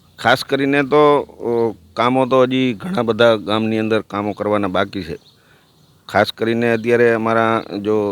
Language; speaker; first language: Gujarati; native; Gujarati